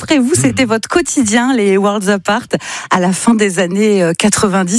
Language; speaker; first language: French; native; French